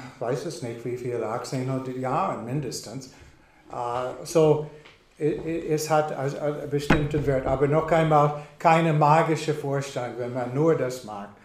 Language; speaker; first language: German; non-native, fluent; English